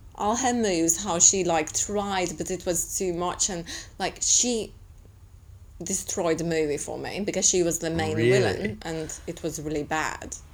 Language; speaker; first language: English; non-native, fluent; Latvian